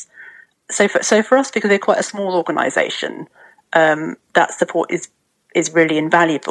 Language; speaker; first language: English; native; English